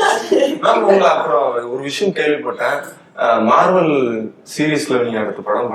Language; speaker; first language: Tamil; native; Tamil